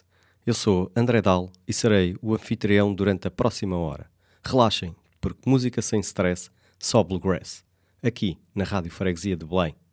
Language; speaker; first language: Portuguese; native; Portuguese